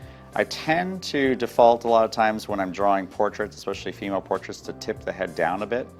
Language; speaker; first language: English; native; English